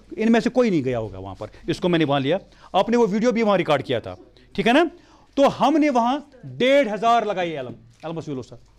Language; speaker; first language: Hindi; non-native, local second language; Kashmiri